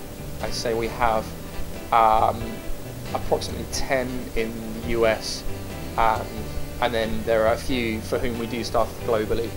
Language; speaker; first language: English; native; English